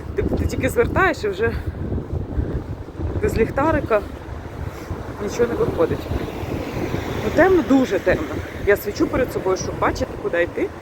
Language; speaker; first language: Ukrainian; native; Ukrainian